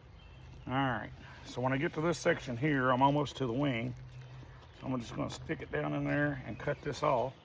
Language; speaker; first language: English; native; English